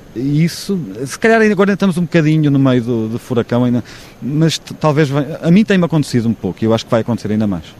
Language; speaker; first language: Portuguese; native; Portuguese